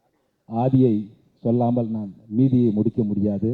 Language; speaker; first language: Tamil; native; Tamil